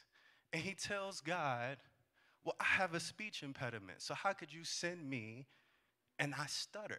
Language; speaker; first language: English; native; English